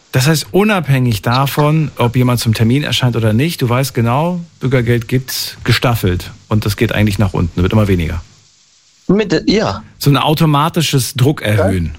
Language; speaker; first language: German; native; German